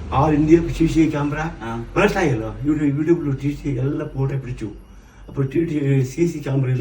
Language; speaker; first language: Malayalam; non-native, learner; Kannada